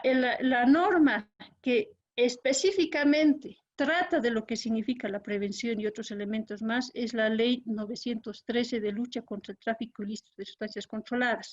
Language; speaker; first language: Spanish; native; Spanish